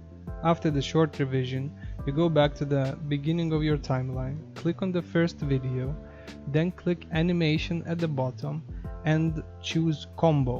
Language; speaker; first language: English; non-native, fluent; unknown